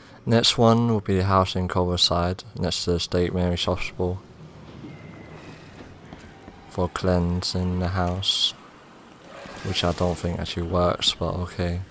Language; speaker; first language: English; native; English